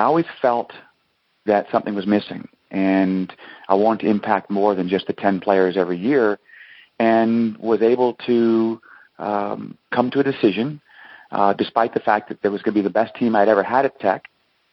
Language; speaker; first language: English; native; English